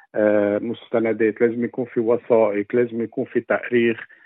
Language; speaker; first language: Arabic; native; Arabic